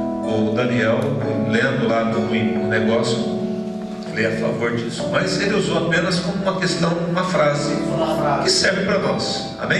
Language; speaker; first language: Portuguese; native; Portuguese